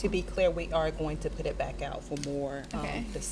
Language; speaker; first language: English; native; English